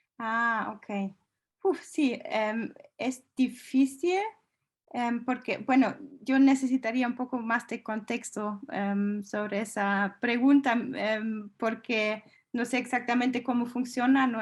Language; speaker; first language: Spanish; non-native, fluent; German